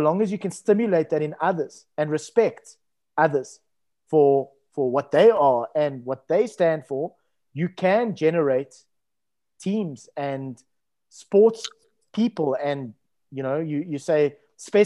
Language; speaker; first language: English; native; English